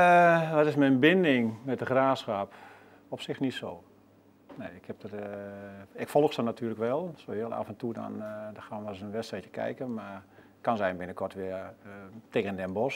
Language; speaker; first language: Dutch; native; Dutch